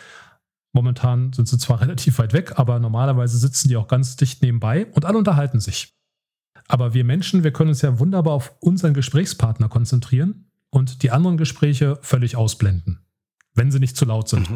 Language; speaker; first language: German; native; German